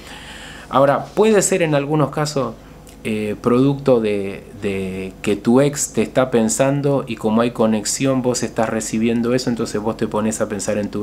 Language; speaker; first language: Spanish; native; Spanish